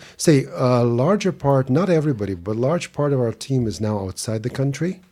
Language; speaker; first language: English; non-native, fluent; Russian